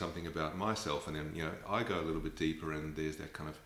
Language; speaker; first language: English; native; English